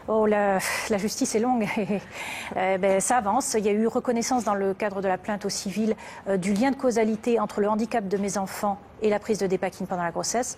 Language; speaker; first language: French; native; French